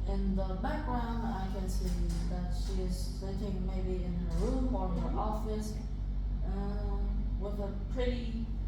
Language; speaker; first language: English; non-native, fluent; Vietnamese